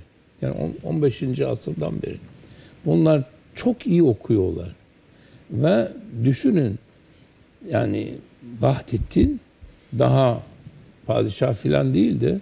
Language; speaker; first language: Turkish; early bilingual, heritage; Turkish